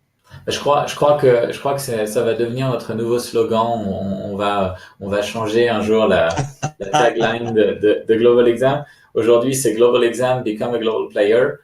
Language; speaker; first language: French; native; French